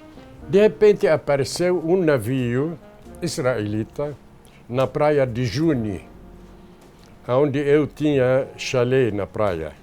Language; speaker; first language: Portuguese; non-native, fluent; Arabic